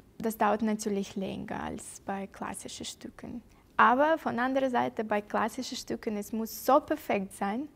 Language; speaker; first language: German; non-native, fluent; Russian